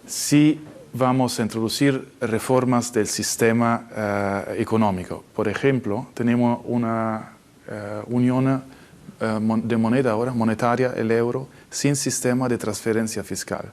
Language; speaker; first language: Spanish; non-native, fluent; Italian